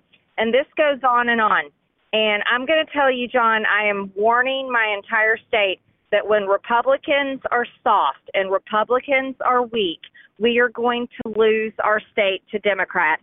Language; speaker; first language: English; native; English